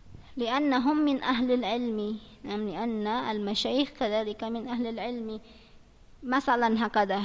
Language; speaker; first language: Arabic; non-native, fluent; Malay